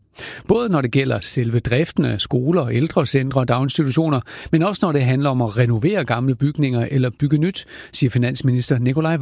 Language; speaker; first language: Danish; native; Danish